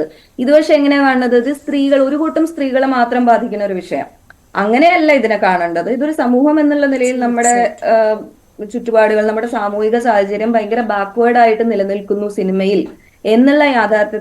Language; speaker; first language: Malayalam; native; Malayalam